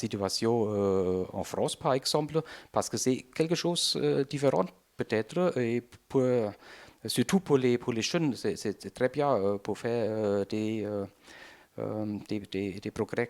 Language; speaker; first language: French; non-native, learner; German